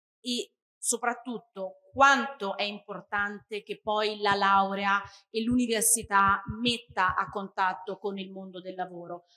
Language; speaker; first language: Italian; early bilingual, heritage; Italian